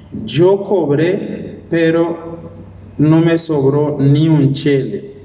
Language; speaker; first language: Spanish; non-native, learner; Haitian Creole